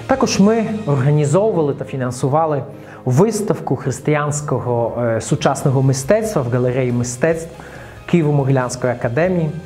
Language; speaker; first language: Ukrainian; non-native, fluent; Russian